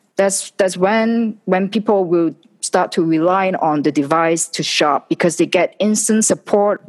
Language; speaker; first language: English; non-native, local second language; Cantonese